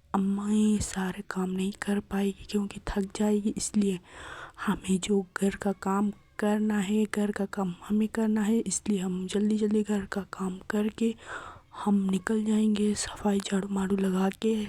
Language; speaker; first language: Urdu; non-native, local second language; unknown